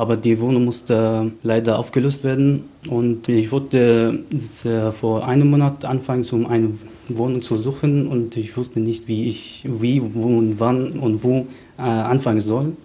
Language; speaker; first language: German; non-native, fluent; Arabic